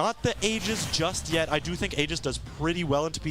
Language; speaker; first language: English; native; English